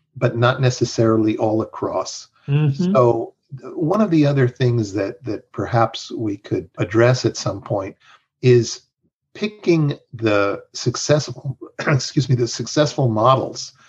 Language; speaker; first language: English; early bilingual, other home language; Spanish